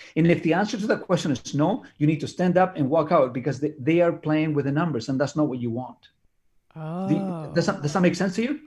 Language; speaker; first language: English; non-native, fluent; Spanish